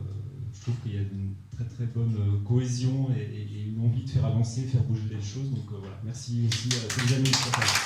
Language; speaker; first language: French; native; French